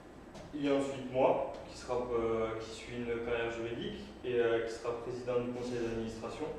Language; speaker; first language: French; native; French